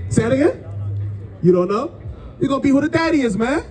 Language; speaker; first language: English; native; English